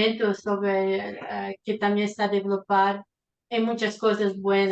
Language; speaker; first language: Spanish; non-native, fluent; Portuguese